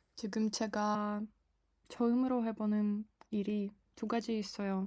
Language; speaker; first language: Korean; non-native, fluent; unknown